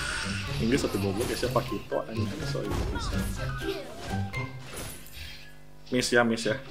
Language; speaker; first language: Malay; non-native, local second language; Sundanese